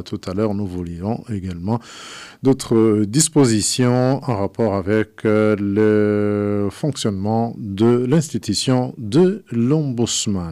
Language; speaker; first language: French; non-native, local second language; Rundi